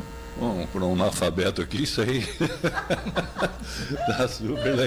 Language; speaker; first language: Portuguese; native; Portuguese